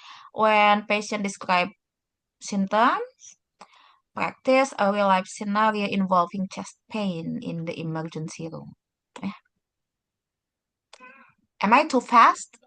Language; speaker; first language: English; non-native, fluent; Indonesian